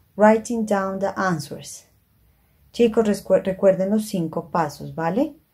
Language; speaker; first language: Spanish; native; Spanish